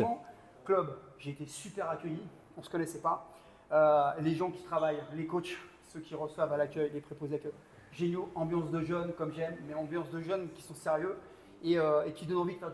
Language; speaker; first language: French; native; French